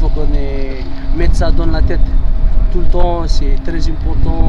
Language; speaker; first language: French; non-native, learner; Fijian